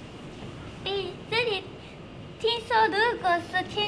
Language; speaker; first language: Chinese; non-native, learner; Japanese